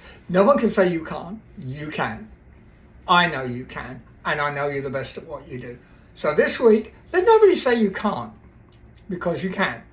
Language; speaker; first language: English; native; English